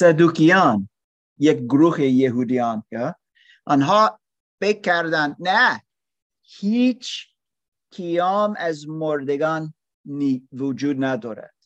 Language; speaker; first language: Persian; non-native, learner; English